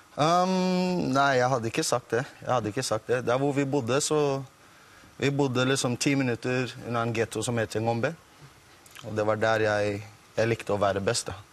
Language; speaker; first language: Norwegian; non-native, fluent; English